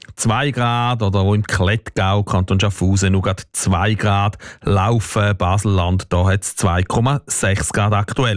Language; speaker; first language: German; native; German